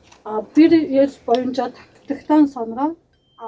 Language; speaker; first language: Turkish; non-native, learner; Mongolian